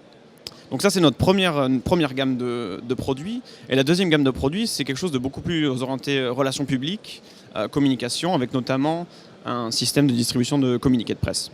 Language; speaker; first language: French; native; French